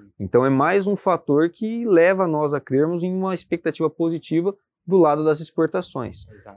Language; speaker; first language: Portuguese; native; Portuguese